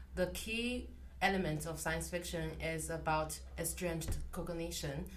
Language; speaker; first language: English; non-native, fluent; Chinese